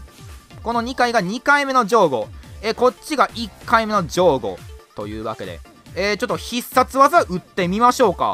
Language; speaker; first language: Japanese; native; Japanese